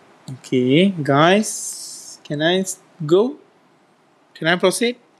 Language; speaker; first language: English; non-native, local second language; Malay